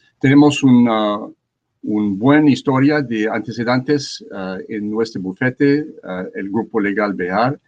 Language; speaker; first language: Spanish; non-native, learner; French